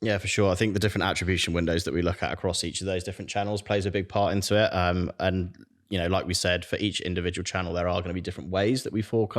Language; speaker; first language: English; native; English